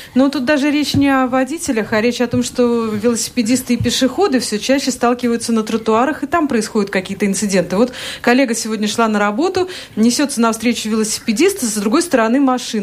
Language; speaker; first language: Russian; native; Russian